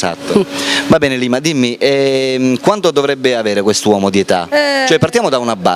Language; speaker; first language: Italian; native; Italian